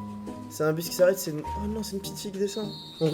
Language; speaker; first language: French; native; French